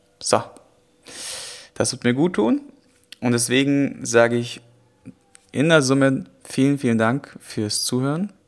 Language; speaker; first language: German; native; German